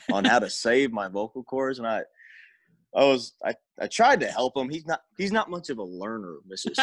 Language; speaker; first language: English; native; English